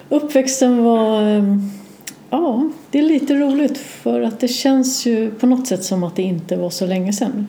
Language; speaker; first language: Swedish; native; Swedish